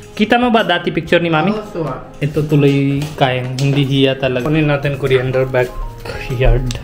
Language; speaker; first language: Filipino; non-native, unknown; Punjabi